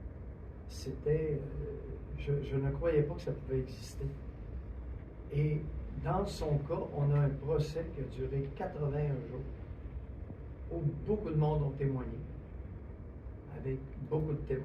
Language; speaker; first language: French; native; French